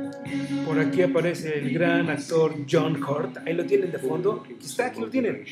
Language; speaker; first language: Spanish; native; Spanish